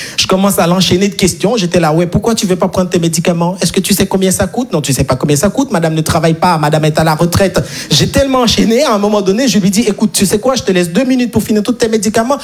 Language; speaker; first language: French; non-native, local second language; Haitian Creole